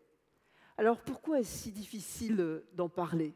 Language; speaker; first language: French; native; French